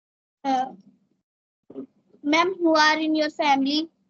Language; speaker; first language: English; non-native, learner; Hindi